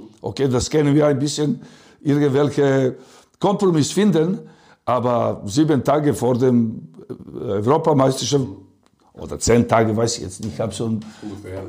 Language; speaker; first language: German; non-native, learner; Serbian